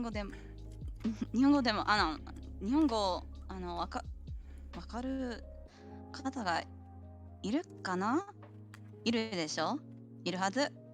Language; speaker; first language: Japanese; non-native, learner; English